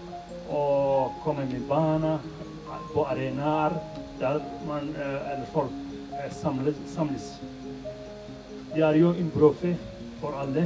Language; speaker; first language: Swedish; non-native, learner; Arabic